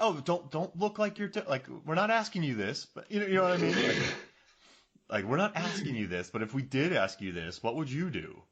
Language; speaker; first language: English; native; English